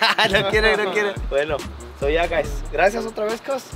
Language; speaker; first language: Spanish; early bilingual, heritage; Spanish